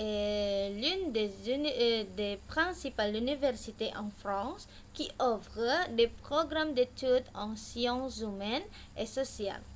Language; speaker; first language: French; non-native, learner; Indonesian